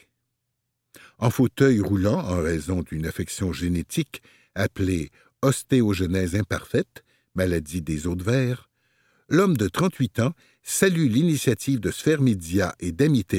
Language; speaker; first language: French; native; French